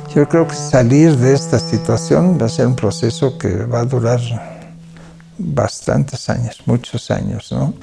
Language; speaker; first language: Spanish; non-native, local second language; Catalan